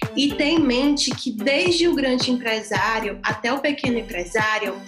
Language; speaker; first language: Portuguese; native; Portuguese